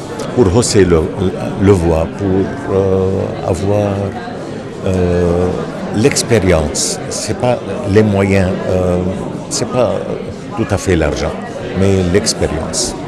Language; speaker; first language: French; non-native, local second language; Arabic